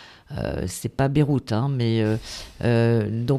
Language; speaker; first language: French; native; French